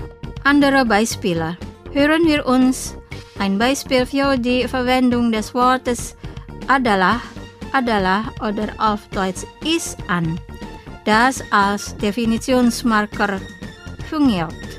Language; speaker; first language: German; non-native, fluent; Indonesian